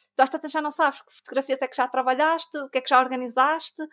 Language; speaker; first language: Portuguese; native; Portuguese